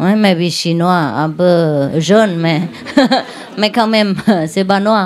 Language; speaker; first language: French; non-native, learner; Vietnamese